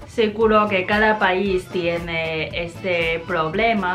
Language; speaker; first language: Spanish; non-native, fluent; Chinese